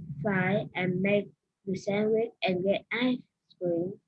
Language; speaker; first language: English; non-native, learner; Vietnamese